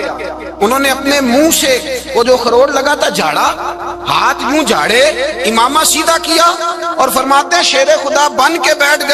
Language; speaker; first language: Urdu; native; Urdu